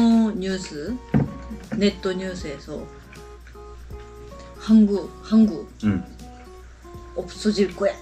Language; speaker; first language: Korean; non-native, learner; Japanese